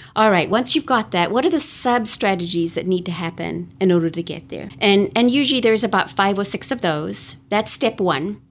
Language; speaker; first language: English; native; English